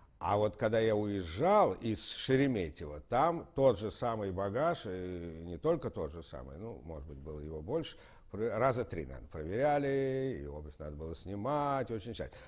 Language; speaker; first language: Russian; native; Russian